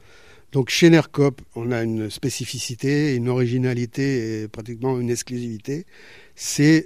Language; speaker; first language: French; native; French